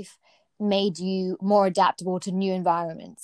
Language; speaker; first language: English; native; English